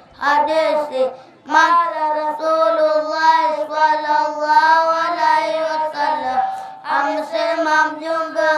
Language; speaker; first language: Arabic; non-native, learner; Swahili